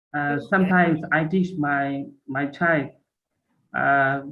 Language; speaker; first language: English; non-native, learner; Burmese